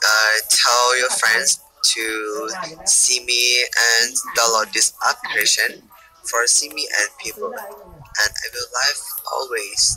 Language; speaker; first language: English; non-native, learner; Thai